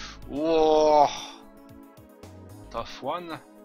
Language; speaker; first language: English; non-native, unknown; French